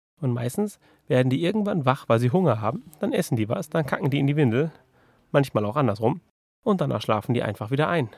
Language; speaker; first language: German; native; German